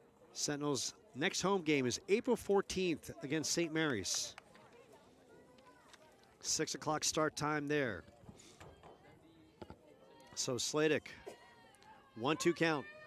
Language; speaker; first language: English; native; English